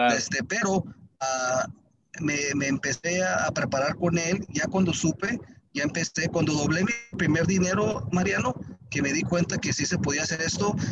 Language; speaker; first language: Spanish; early bilingual, heritage; Spanish